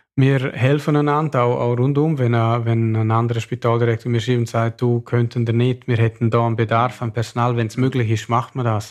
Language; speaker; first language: German; non-native, local second language; Romansh